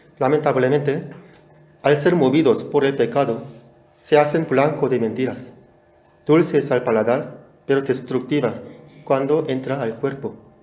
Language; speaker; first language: Spanish; non-native, fluent; Korean